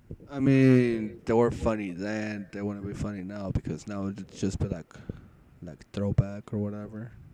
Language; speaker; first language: English; early bilingual, other home language; Spanish